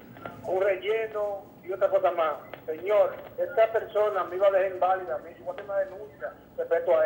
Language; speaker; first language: Spanish; native; Spanish